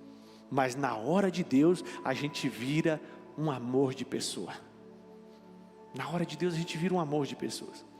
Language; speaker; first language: Portuguese; native; Portuguese